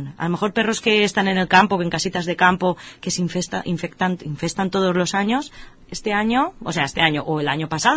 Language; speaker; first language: Spanish; native; Spanish